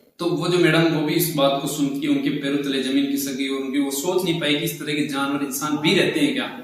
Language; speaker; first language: Hindi; native; Hindi